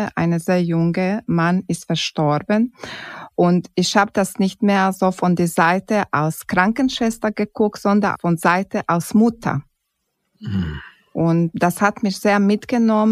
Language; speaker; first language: German; non-native, fluent; Croatian